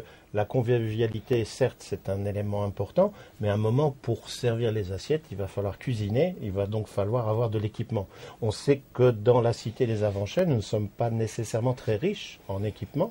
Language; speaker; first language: French; native; French